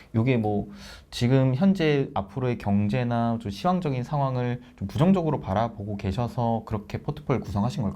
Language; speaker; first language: Korean; native; Korean